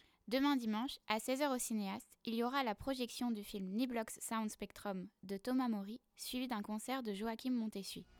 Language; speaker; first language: French; native; French